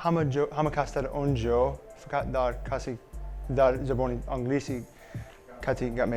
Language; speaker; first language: Persian; non-native, learner; English